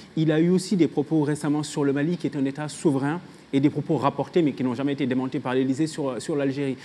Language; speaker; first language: French; non-native, local second language; Wolof